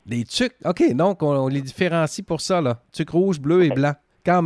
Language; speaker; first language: French; native; French